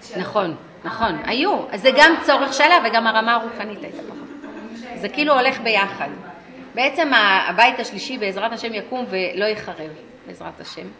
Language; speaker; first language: Hebrew; early bilingual, other home language; English